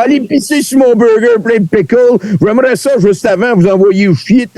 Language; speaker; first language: French; native; French